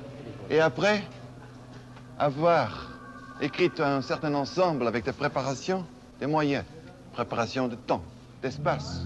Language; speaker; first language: French; non-native, fluent; German